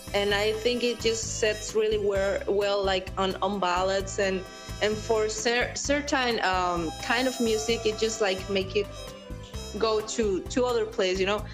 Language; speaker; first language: English; non-native, fluent; Spanish